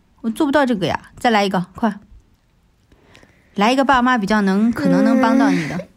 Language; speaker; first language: Chinese; native; Chinese